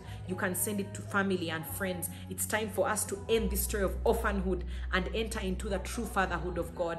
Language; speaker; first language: English; native; English